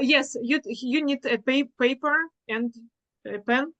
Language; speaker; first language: English; non-native, fluent; Russian